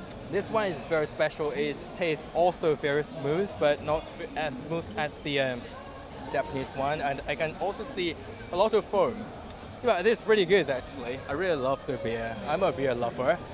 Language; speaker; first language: English; non-native, fluent; Chinese